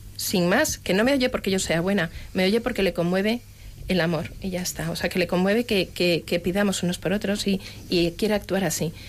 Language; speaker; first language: Spanish; native; Spanish